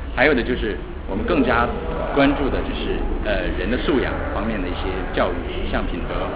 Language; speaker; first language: Chinese; native; Chinese